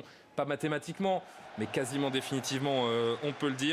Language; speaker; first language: French; native; French